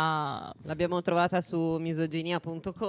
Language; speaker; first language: Italian; native; Italian